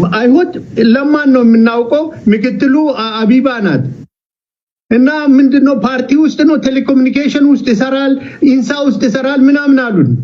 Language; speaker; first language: Amharic; non-native, local second language; Oromo